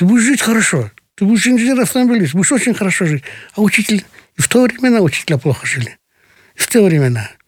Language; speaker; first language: Russian; non-native, local second language; Kyrgyz